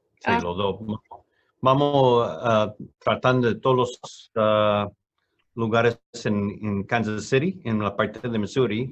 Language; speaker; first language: Spanish; non-native, fluent; English